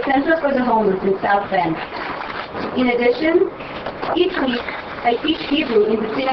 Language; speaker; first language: English; non-native, fluent; Hebrew